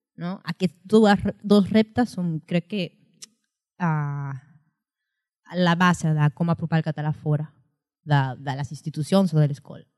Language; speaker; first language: Catalan; non-native, fluent; Spanish